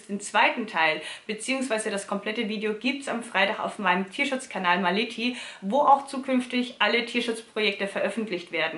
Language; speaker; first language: German; native; German